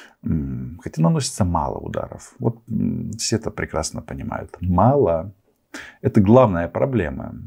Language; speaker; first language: Russian; non-native, local second language; Ukrainian